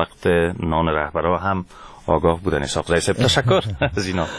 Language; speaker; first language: Persian; native; Persian